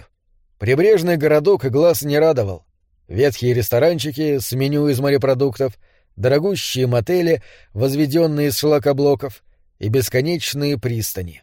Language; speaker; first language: Russian; native; Russian